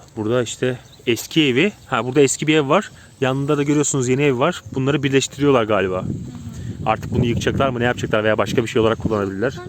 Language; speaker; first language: Turkish; native; Turkish